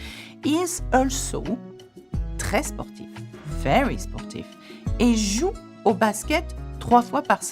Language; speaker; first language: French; non-native, fluent; English